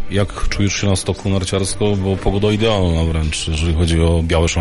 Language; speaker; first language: Polish; native; Polish